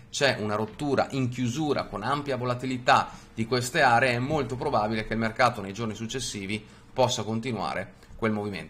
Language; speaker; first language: Italian; native; Italian